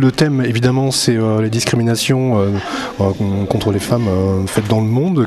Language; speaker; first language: French; native; French